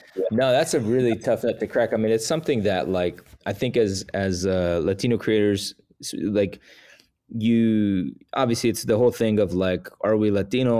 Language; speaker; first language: English; early bilingual, other home language; Spanish